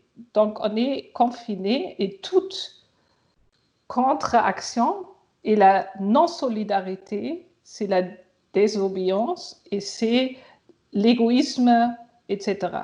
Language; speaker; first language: French; non-native, fluent; German